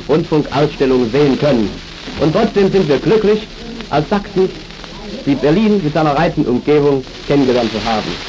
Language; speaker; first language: German; native; German